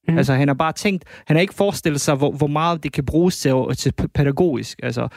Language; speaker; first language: Danish; early bilingual, other home language; Bosnian